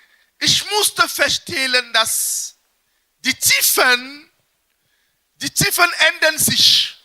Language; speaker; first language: German; non-native, fluent; French